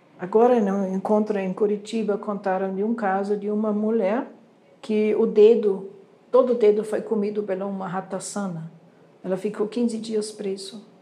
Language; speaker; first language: Portuguese; non-native, fluent; German